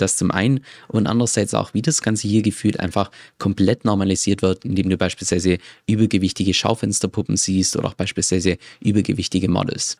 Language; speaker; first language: German; native; German